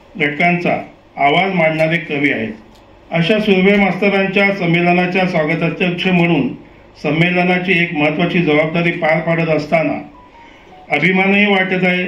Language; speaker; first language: Marathi; native; Marathi